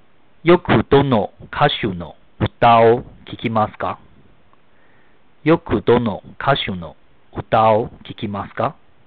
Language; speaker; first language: Japanese; non-native, fluent; Chinese